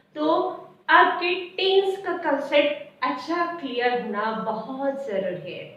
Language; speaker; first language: Hindi; non-native, local second language; Marathi